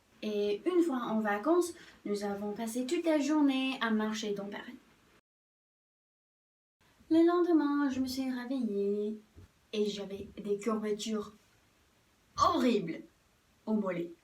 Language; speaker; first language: French; non-native, fluent; English